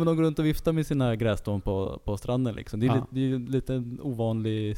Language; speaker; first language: Swedish; native; Swedish